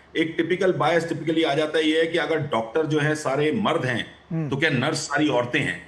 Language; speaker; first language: Hindi; native; Hindi